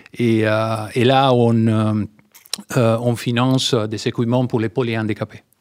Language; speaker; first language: French; non-native, fluent; Spanish